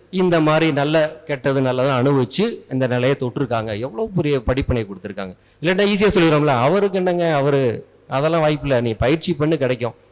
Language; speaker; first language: Tamil; native; Tamil